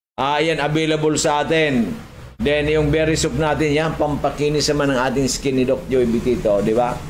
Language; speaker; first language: Filipino; native; Filipino